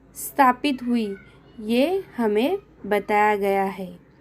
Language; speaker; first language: Hindi; non-native, local second language; Marathi